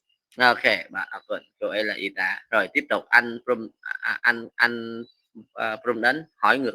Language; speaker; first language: Vietnamese; non-native, fluent; Khmer